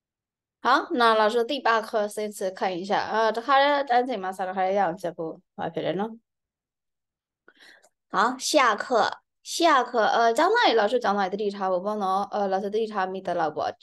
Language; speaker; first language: Chinese; non-native, fluent; Burmese